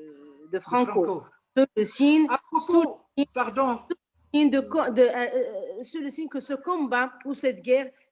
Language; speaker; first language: French; non-native, local second language; Arabic